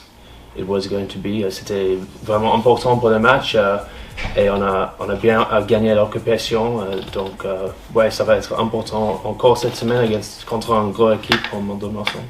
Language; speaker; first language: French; non-native, fluent; English